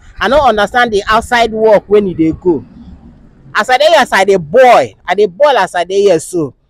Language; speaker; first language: Nigerian Pidgin; non-native, local second language; Igbo